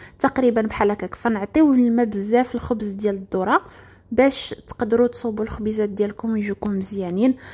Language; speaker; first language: Arabic; native; Arabic